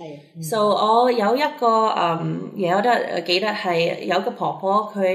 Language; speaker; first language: Cantonese; early bilingual, heritage; Cantonese